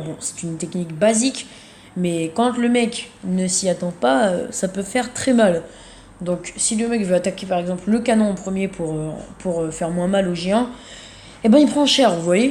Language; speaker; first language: French; native; French